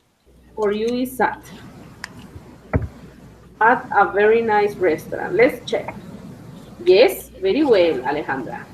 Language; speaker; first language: English; non-native, fluent; Spanish